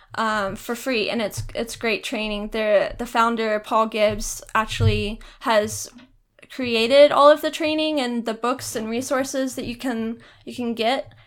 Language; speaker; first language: English; native; English